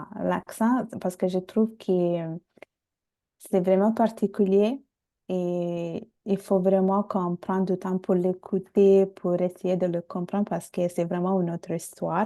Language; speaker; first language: French; non-native, fluent; Bangla